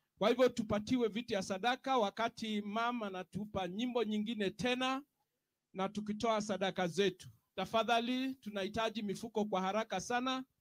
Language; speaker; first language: Swahili; non-native, local second language; Kalenjin